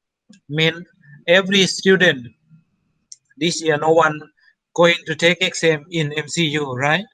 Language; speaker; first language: English; non-native, fluent; Thai